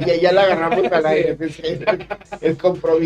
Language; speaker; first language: Spanish; native; Spanish